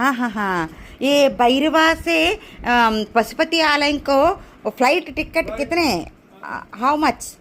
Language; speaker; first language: Hindi; non-native, local second language; Telugu